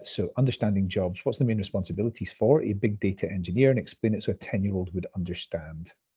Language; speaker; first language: English; native; English